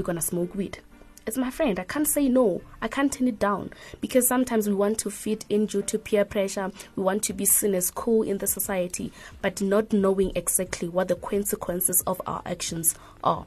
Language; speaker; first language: English; non-native, local second language; Northern Sotho